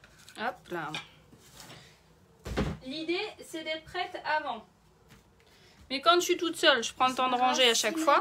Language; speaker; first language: French; native; French